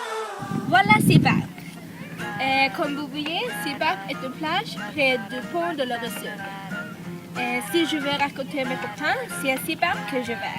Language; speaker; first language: French; non-native, learner; Swedish